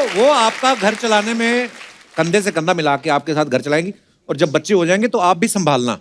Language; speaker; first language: Hindi; non-native, local second language; Punjabi